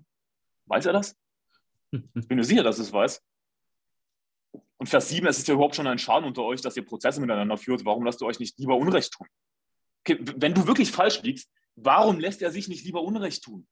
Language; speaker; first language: German; native; German